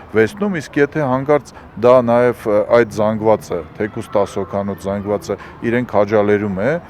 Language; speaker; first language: Armenian; native; Armenian